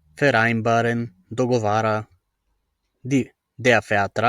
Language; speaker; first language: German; non-native, fluent; Macedonian